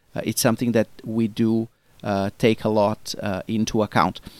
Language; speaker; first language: English; non-native, fluent; Portuguese